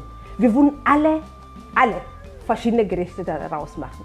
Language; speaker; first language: German; non-native, fluent; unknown